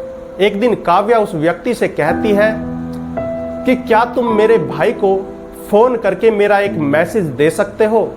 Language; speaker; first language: Hindi; native; Hindi